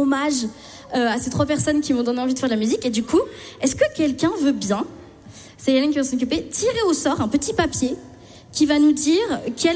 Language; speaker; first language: French; native; French